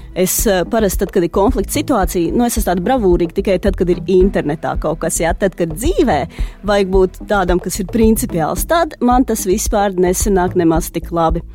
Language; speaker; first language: Latvian; native; Latvian